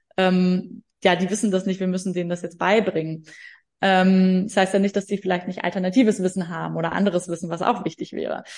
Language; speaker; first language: German; native; German